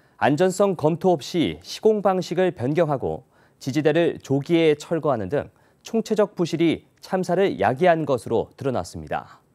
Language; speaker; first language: Korean; native; Korean